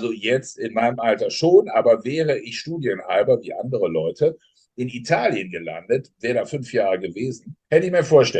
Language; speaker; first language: German; native; German